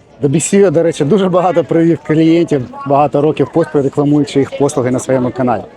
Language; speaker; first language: Ukrainian; native; Ukrainian